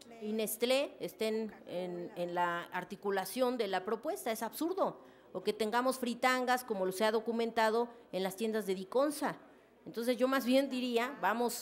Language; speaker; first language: Spanish; native; Spanish